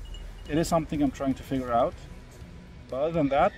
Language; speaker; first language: English; non-native, fluent; Persian